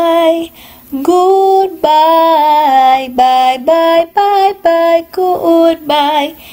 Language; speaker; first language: English; non-native, fluent; Spanish